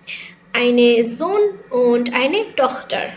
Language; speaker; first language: German; non-native, fluent; Bangla